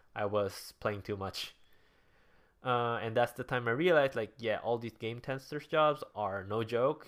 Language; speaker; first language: English; non-native, local second language; Cebuano